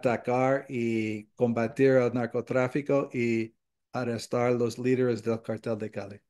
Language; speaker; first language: Spanish; non-native, fluent; English